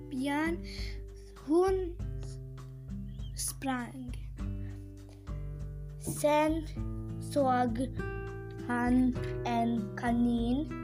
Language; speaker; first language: Swedish; non-native, learner; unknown